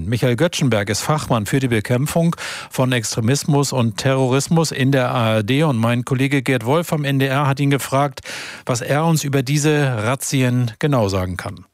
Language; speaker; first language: German; native; German